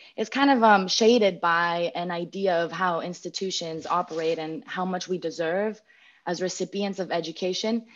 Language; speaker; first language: English; non-native, fluent; Greek